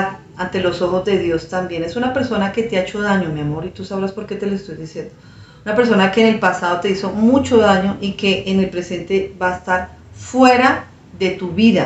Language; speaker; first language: Spanish; native; Spanish